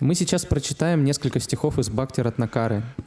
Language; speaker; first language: Russian; native; Russian